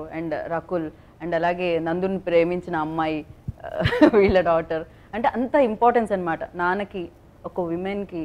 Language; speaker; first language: Telugu; native; Telugu